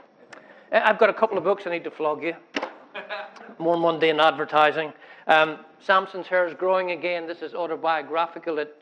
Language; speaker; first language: English; native; English